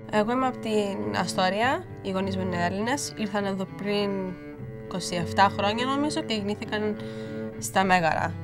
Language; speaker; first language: Greek; early bilingual, heritage; Greek